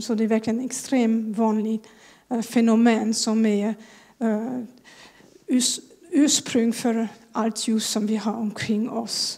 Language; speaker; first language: Swedish; non-native, fluent; French